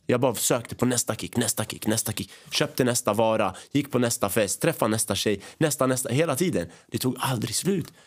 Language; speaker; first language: Swedish; early bilingual, other home language; Arabic